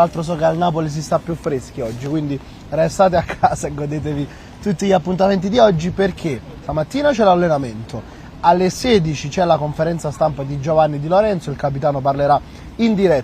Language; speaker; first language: Italian; native; Italian